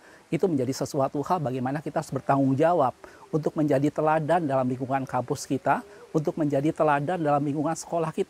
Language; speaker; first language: Indonesian; native; Indonesian